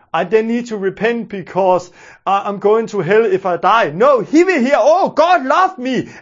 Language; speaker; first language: English; non-native, fluent; Danish